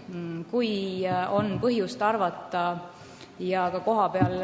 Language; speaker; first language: Estonian; native; Estonian